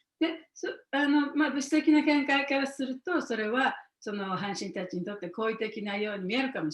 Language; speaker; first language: Japanese; native; Japanese